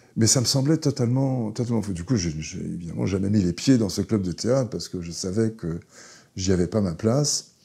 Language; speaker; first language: French; early bilingual, other home language; Hebrew